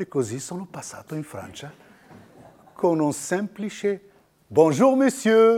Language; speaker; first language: Italian; non-native, fluent; Arabic